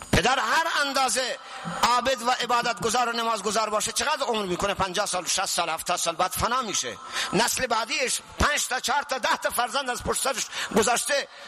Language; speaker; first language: Persian; non-native, local second language; Baluchi